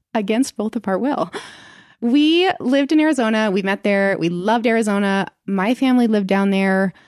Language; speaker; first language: English; native; English